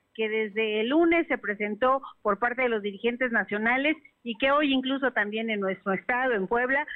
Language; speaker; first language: Spanish; native; Spanish